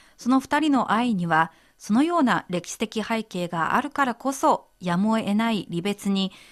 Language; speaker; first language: Japanese; non-native, fluent; Chinese